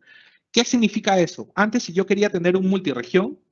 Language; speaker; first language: Spanish; native; Spanish